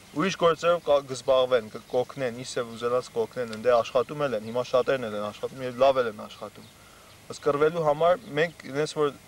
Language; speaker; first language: Armenian; early bilingual, heritage; Armenian